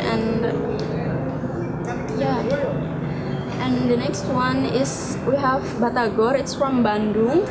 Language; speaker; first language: English; non-native, learner; Indonesian